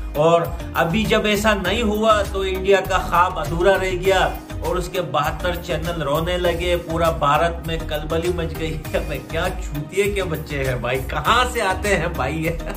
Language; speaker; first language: Hindi; native; Hindi